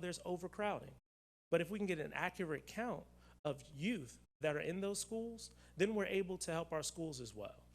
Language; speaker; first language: English; native; English